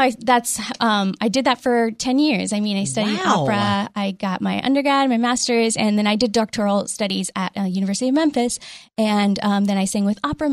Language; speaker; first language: English; early bilingual, other home language; Spanish